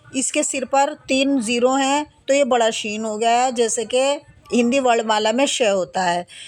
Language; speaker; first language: Hindi; native; Hindi